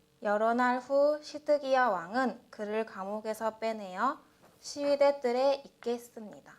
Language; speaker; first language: Korean; native; Korean